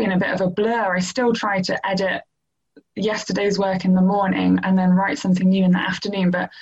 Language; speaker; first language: English; native; English